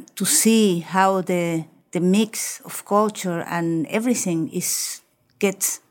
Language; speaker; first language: English; non-native, fluent; Spanish